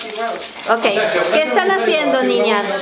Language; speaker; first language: Spanish; non-native, learner; English